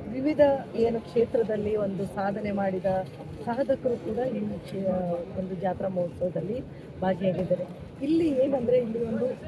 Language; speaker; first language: Kannada; non-native, local second language; Lambadi